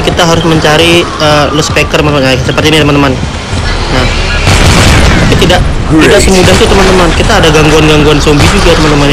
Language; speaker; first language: Indonesian; native; Indonesian